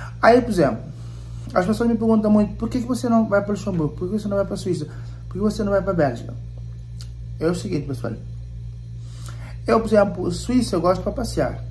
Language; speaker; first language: Portuguese; non-native, local second language; Kabuverdianu